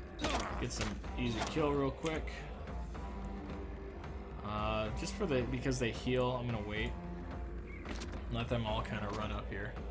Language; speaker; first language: English; native; English